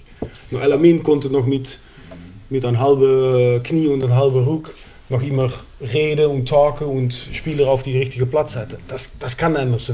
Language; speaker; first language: German; non-native, fluent; Dutch